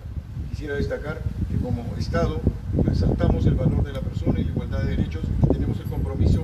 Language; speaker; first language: Spanish; native; Spanish